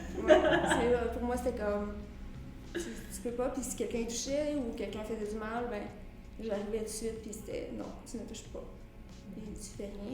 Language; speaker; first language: French; native; French